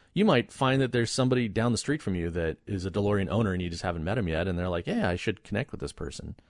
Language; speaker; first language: English; native; English